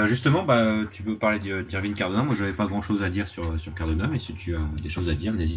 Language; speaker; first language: French; native; French